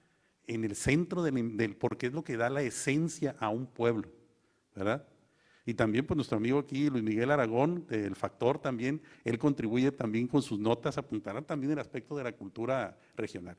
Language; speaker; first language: Spanish; native; Spanish